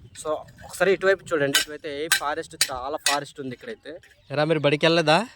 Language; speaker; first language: Telugu; non-native, local second language; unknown